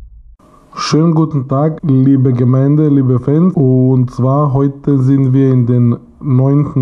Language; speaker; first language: German; native; German